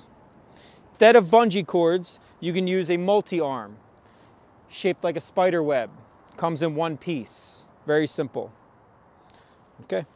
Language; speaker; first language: English; native; English